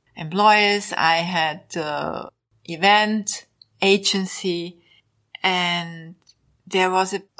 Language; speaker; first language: English; non-native, learner; German